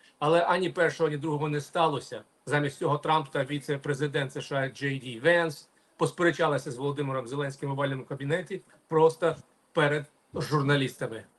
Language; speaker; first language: Ukrainian; non-native, local second language; Russian